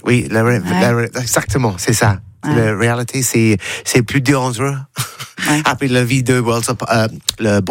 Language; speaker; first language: French; non-native, learner; English